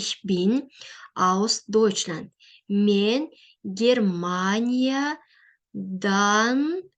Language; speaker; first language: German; non-native, learner; Kyrgyz